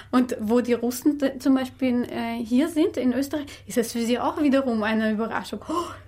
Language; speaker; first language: German; non-native, fluent; Armenian